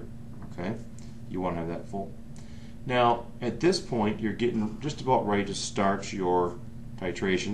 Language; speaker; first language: English; native; English